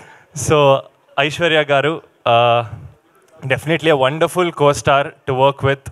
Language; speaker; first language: Telugu; non-native, learner; Kannada